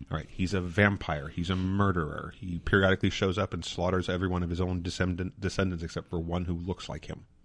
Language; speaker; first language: English; native; English